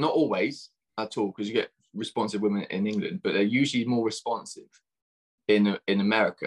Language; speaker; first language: English; native; English